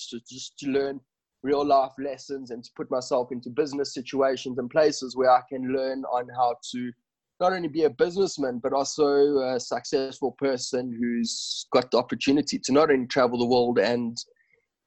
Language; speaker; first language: English; native; English